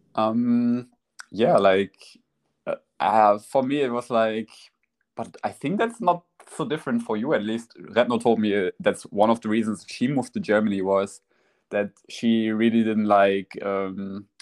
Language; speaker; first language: English; non-native, fluent; German